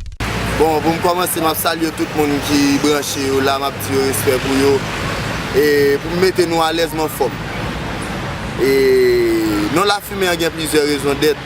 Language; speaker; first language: French; non-native, learner; Haitian Creole